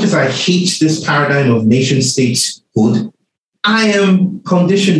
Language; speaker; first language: English; non-native, local second language; Yoruba